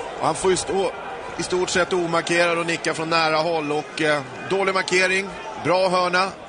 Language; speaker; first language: Swedish; non-native, fluent; Serbian